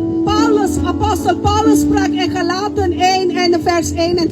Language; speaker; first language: Dutch; non-native, local second language; Papiamento